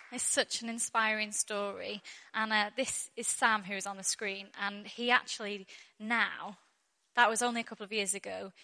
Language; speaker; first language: English; native; English